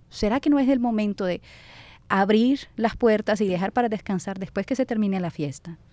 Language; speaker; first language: Spanish; non-native, fluent; Portuguese